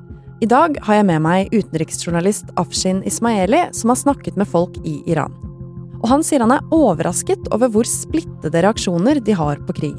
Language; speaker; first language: Norwegian; native; Norwegian